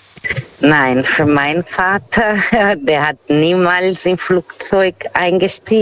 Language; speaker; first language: German; non-native, learner; Portuguese